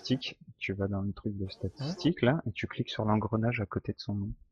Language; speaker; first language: French; native; French